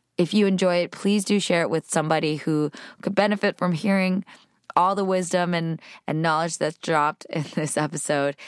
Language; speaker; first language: English; native; English